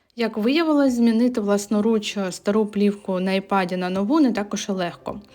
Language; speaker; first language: Ukrainian; native; Ukrainian